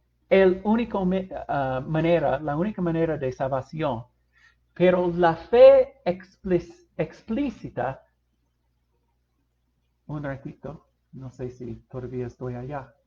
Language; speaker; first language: Spanish; non-native, fluent; English